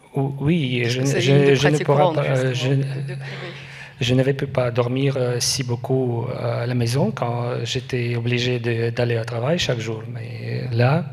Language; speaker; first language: French; non-native, learner; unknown